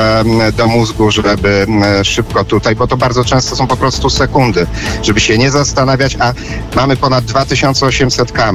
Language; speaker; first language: Polish; native; Polish